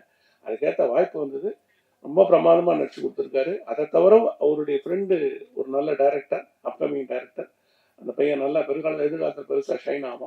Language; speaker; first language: Tamil; native; Tamil